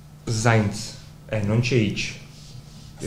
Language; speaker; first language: Italian; non-native, learner; Croatian